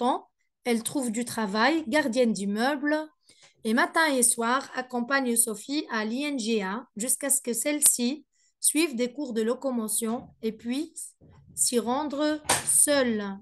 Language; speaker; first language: French; non-native, fluent; Arabic